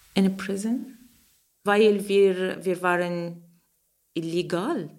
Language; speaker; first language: German; non-native, learner; Arabic